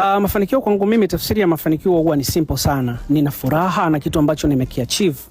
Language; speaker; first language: Swahili; native; Swahili